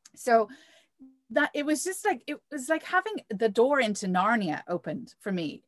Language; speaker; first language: English; native; English